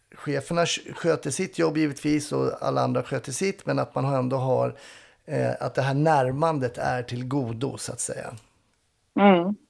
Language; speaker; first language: Swedish; native; Swedish